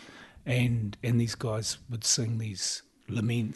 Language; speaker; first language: English; native; English